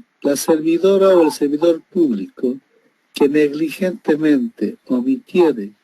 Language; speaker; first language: Spanish; native; Spanish